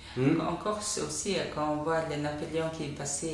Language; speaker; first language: French; non-native, fluent; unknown